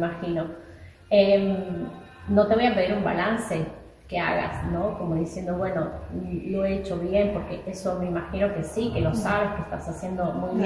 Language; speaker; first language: Spanish; native; Spanish